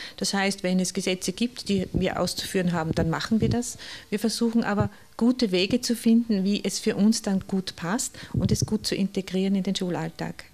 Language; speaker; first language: German; native; German